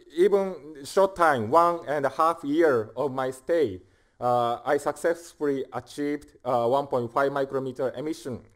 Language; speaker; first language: English; non-native, fluent; Japanese